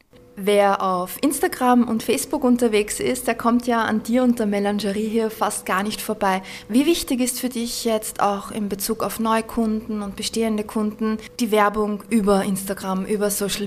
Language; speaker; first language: German; native; German